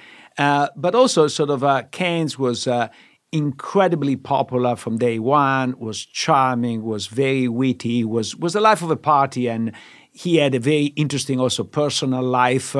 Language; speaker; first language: English; non-native, fluent; Italian